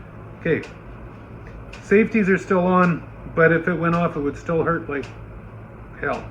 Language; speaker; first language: English; native; English